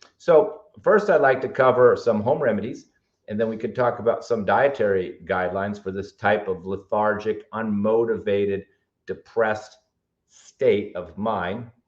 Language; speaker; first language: English; native; English